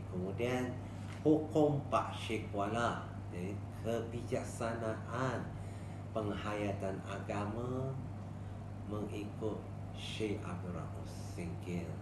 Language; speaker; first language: Malay; non-native, local second language; Chinese